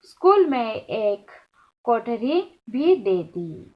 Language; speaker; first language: Hindi; non-native, local second language; Kannada